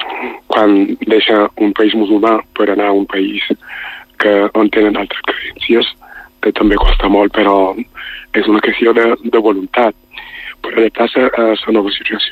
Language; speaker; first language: Catalan; non-native, fluent; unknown